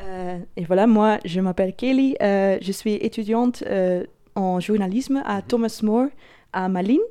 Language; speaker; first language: French; non-native, learner; Dutch